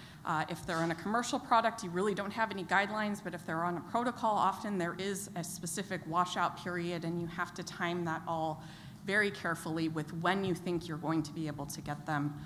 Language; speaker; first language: English; native; English